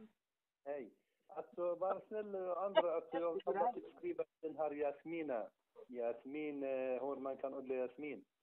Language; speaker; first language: Swedish; non-native, learner; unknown